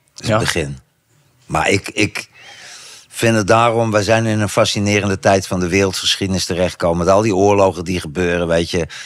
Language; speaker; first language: Dutch; native; Dutch